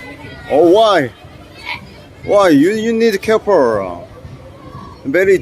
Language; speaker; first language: English; non-native, learner; Korean